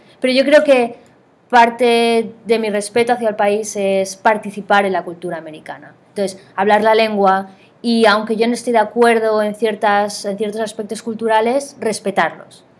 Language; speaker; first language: Spanish; native; Spanish